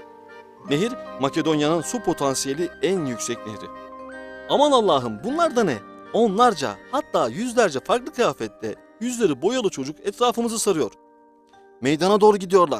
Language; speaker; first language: Turkish; native; Turkish